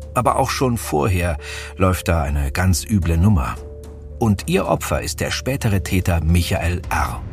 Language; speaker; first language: German; native; German